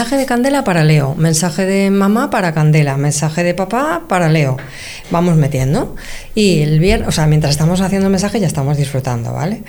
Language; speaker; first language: Spanish; native; Spanish